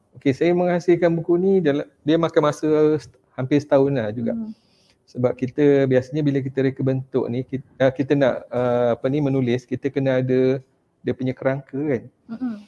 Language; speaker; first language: Malay; native; Malay